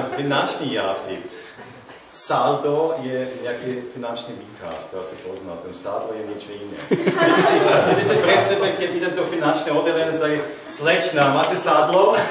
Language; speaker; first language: Slovak; non-native, learner; German